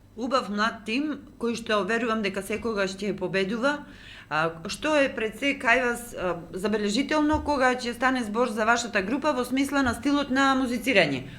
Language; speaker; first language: Macedonian; native; Macedonian